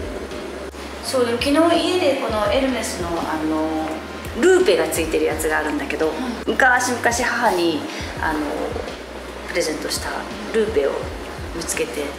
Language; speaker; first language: Japanese; native; Japanese